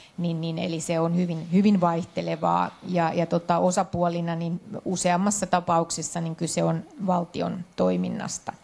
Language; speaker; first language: Finnish; native; Finnish